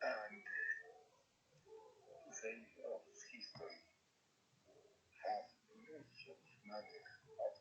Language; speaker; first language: English; non-native, learner; Spanish